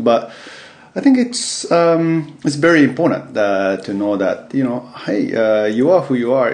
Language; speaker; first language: English; non-native, fluent; Japanese